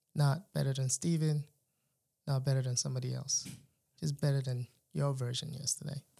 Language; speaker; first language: English; non-native, local second language; Yoruba